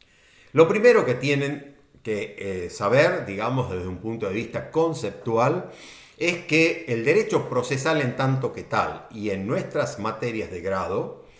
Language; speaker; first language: Spanish; native; Spanish